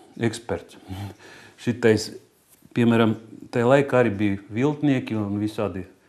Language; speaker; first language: Latvian; non-native, local second language; Russian